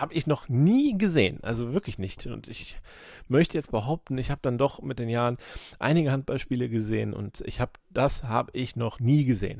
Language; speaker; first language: German; native; German